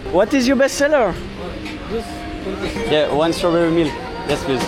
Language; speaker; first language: English; non-native, learner; French